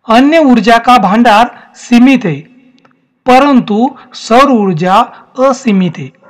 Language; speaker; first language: Hindi; non-native, local second language; Marathi